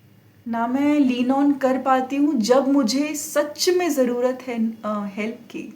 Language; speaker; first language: Hindi; native; Hindi